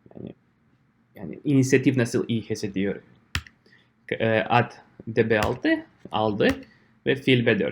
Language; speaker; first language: Turkish; non-native, fluent; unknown